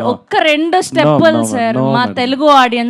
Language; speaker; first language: Telugu; native; Telugu